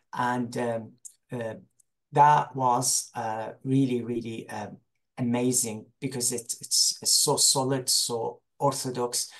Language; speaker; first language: English; non-native, fluent; Arabic